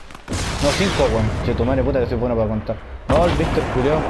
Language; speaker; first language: Spanish; native; Spanish